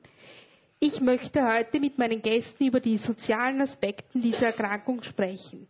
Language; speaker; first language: German; native; German